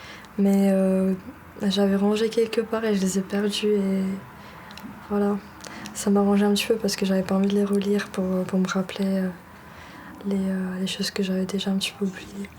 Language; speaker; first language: French; early bilingual, other home language; Georgian